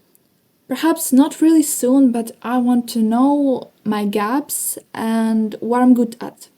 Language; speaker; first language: English; non-native, fluent; Ukrainian